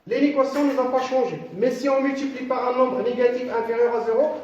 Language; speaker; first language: French; non-native, local second language; Arabic